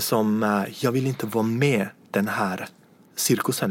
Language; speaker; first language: Swedish; non-native, fluent; Estonian